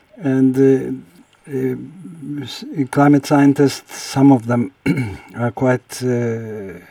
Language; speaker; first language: English; non-native, fluent; Turkish